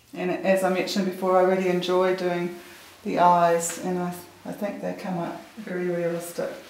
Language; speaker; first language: English; native; English